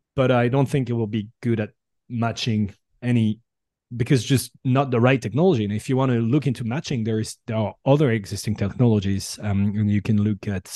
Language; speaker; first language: English; non-native, fluent; French